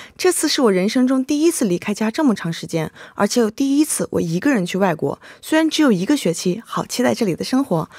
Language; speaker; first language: Chinese; native; Chinese